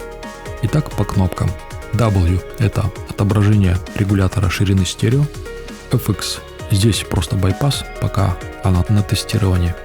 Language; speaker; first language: Russian; native; Russian